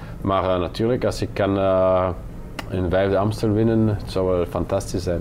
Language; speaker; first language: Dutch; non-native, local second language; French